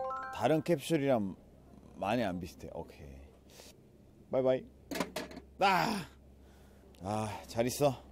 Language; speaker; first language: Korean; non-native, fluent; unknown